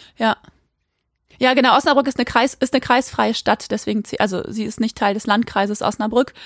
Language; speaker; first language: German; native; German